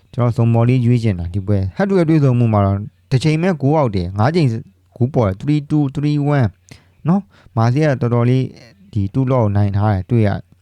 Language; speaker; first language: Burmese; native; Burmese